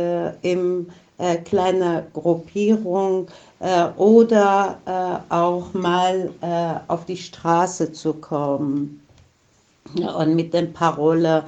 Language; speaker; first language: German; non-native, fluent; Persian